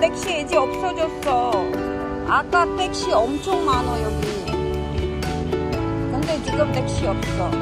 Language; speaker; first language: Korean; non-native, fluent; Cebuano